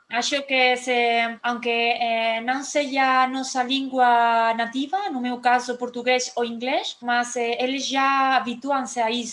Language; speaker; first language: Portuguese; non-native, fluent; Spanish